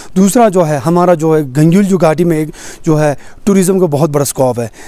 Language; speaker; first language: Hindi; native; Hindi